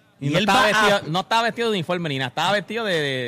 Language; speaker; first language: Spanish; native; Spanish